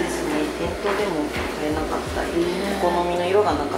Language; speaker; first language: Japanese; native; Japanese